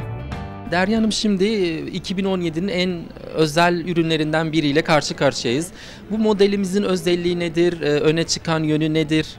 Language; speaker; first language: Turkish; native; Turkish